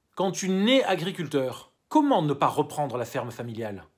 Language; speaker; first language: French; native; French